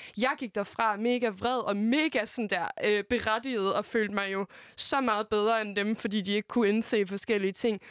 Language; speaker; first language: Danish; native; Danish